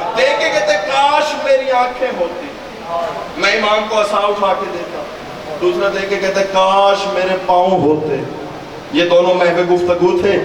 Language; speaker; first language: Urdu; non-native, local second language; Saraiki